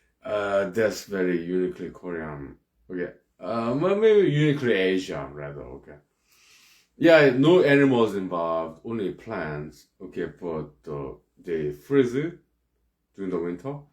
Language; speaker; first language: English; non-native, fluent; Korean